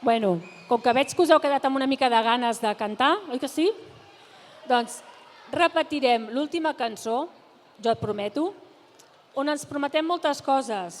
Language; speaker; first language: Catalan; native; Catalan